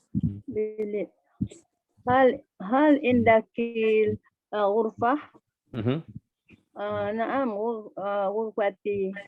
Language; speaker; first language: Arabic; non-native, learner; Malay